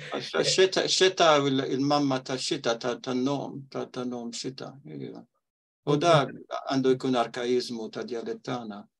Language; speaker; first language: Maltese; early bilingual, heritage; Maltese